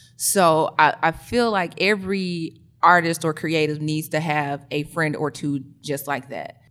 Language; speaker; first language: English; native; English